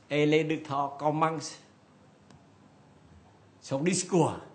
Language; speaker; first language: French; non-native, learner; Vietnamese